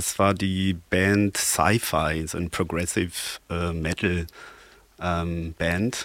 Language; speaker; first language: German; non-native, fluent; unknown